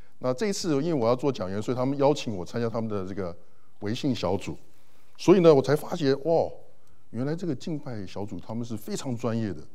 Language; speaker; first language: Chinese; early bilingual, heritage; Chinese